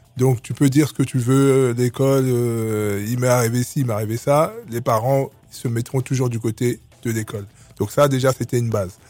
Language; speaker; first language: French; early bilingual, other home language; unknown